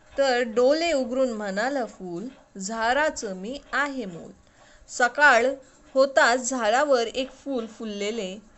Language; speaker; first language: Marathi; non-native, local second language; Urdu